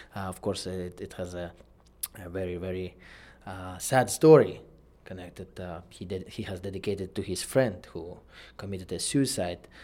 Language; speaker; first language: English; non-native, fluent; Russian